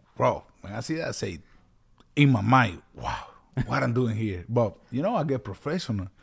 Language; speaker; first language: English; early bilingual, other home language; Spanish